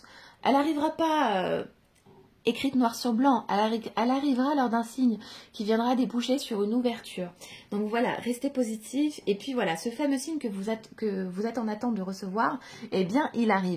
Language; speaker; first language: French; native; French